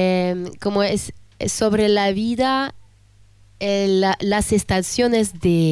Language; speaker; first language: Spanish; non-native, learner; French